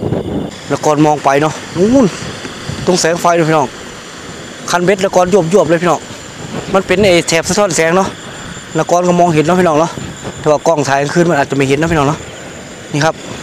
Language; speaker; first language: Thai; non-native, local second language; Northeastern Thai